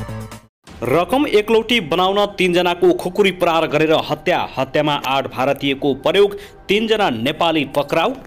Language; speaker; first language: Nepali; native; Nepali